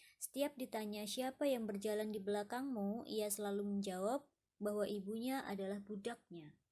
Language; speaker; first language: Indonesian; native; Indonesian